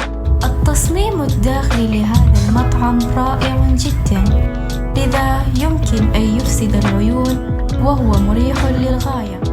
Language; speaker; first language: Arabic; non-native, learner; Indonesian